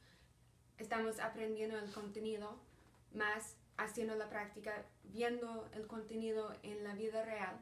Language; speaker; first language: Spanish; early bilingual, heritage; Spanish